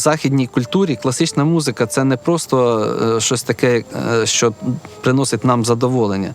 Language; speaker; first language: Ukrainian; non-native, local second language; Russian